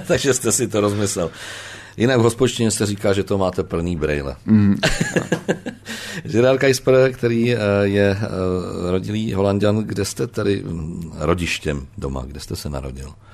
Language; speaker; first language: Czech; native; Czech